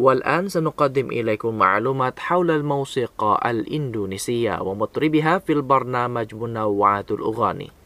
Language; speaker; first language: Arabic; non-native, fluent; Indonesian